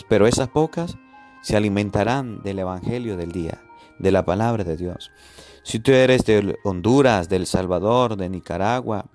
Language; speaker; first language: Spanish; native; Spanish